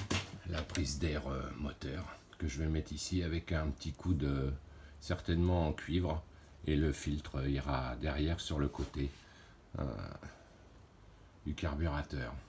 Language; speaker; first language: French; native; French